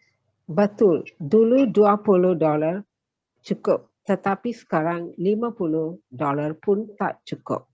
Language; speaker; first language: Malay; non-native, learner; Tamil